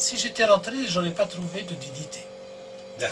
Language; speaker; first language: French; non-native, local second language; Arabic